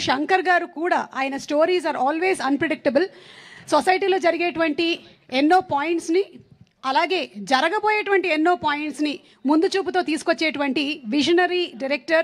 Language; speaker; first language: Telugu; native; Telugu